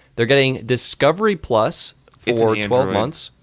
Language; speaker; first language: English; native; English